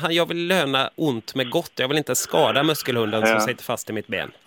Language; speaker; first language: Swedish; native; Swedish